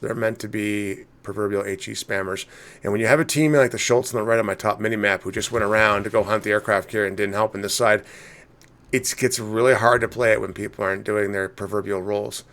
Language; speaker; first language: English; native; English